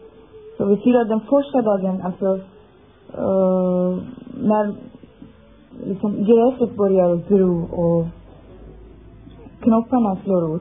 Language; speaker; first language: Swedish; non-native, fluent; Persian